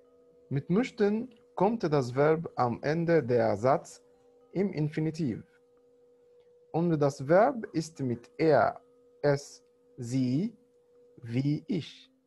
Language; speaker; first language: German; non-native, fluent; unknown